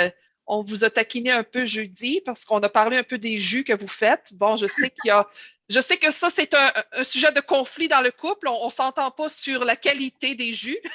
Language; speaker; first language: French; native; French